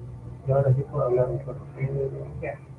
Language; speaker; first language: Spanish; native; Spanish